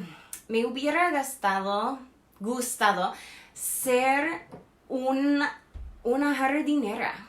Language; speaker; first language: Spanish; non-native, fluent; English